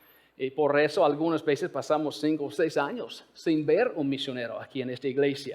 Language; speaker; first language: Spanish; non-native, fluent; English